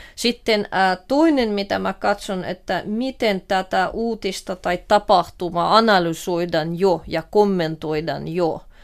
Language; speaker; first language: Finnish; non-native, fluent; Russian